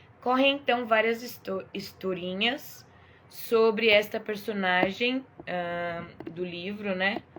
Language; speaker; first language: Portuguese; native; Portuguese